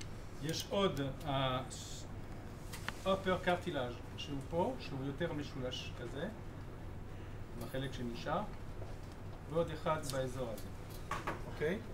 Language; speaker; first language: Hebrew; non-native, fluent; French